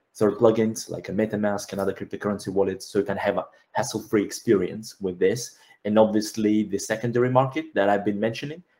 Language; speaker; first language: English; non-native, fluent; Russian